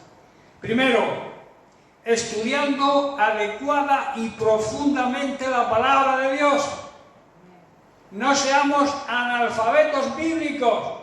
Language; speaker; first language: Spanish; native; Spanish